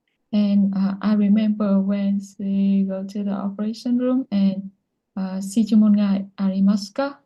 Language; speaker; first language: English; non-native, learner; Vietnamese